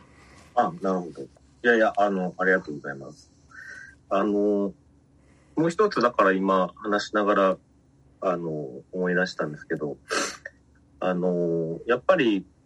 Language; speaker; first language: Japanese; native; Japanese